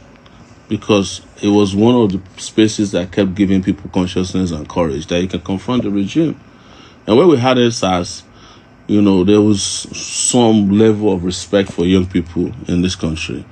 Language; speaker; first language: English; non-native, local second language; Yoruba